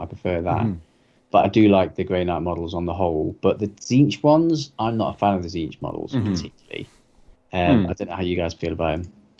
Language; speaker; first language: English; native; English